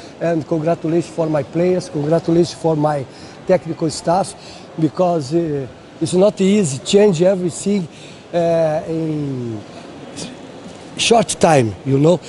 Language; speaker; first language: English; non-native, learner; Portuguese